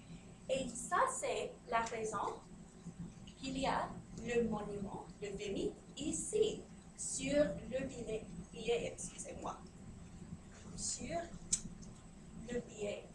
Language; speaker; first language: French; non-native, fluent; English